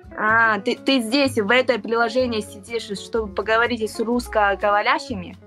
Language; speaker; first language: Russian; non-native, fluent; Chinese